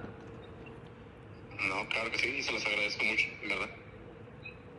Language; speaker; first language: Spanish; native; Spanish